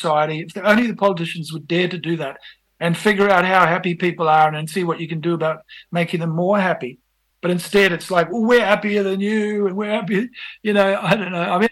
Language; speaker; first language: English; native; English